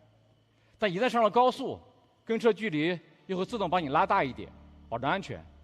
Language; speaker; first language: Chinese; native; Chinese